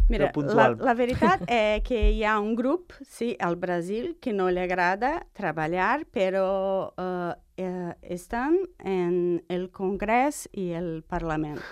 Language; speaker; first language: Catalan; non-native, learner; Portuguese